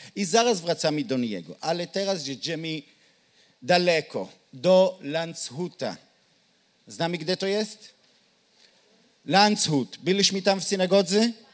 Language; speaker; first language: Polish; non-native, learner; Hebrew